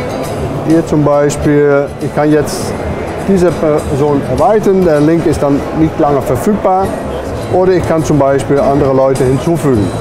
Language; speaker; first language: German; non-native, fluent; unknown